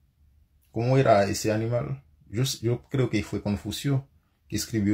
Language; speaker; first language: Spanish; non-native, fluent; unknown